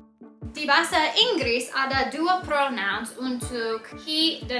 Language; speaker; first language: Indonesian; non-native, learner; English